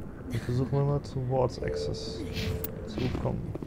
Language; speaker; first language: German; native; German